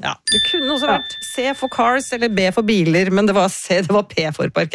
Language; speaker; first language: Norwegian; native; Norwegian